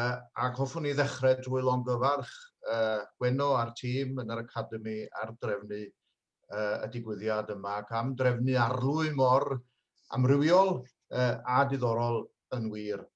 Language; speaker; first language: Welsh; native; Welsh